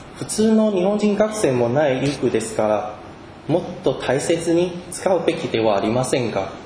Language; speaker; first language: Japanese; non-native, fluent; Chinese